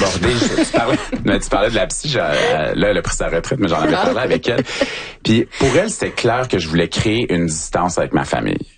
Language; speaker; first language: French; native; French